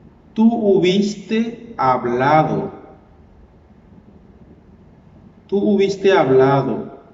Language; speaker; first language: Spanish; non-native, learner; Haitian Creole